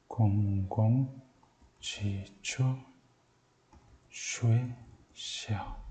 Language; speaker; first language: Chinese; non-native, learner; Mongolian